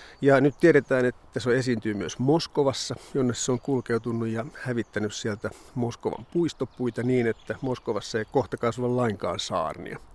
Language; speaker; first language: Finnish; native; Finnish